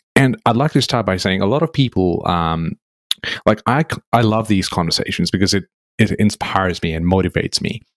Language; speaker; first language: English; non-native, local second language; Nepali